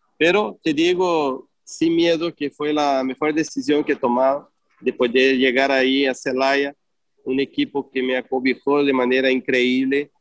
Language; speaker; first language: Spanish; non-native, fluent; Portuguese